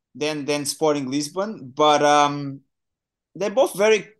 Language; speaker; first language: English; non-native, fluent; Portuguese